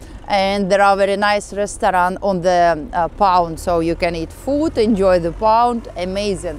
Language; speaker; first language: English; non-native, fluent; Russian